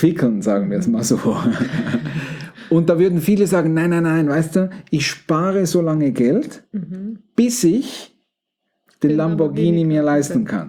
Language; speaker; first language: German; native; German